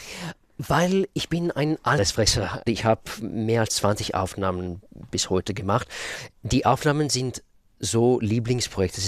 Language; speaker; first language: German; non-native, fluent; Russian